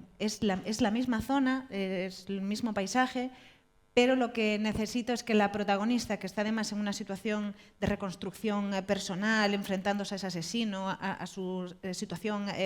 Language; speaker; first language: Spanish; native; Spanish